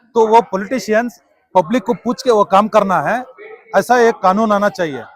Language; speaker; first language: Hindi; non-native, local second language; Kannada